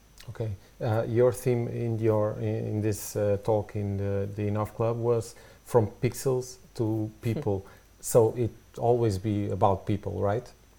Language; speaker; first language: English; non-native, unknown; Portuguese